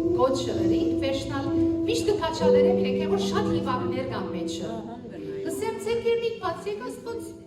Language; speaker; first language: Armenian; early bilingual, heritage; Armenian